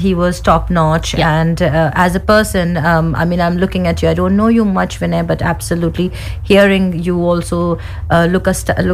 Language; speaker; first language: English; non-native, local second language; Hindi